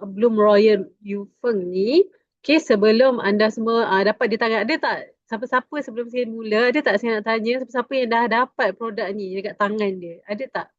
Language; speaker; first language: Malay; native; Malay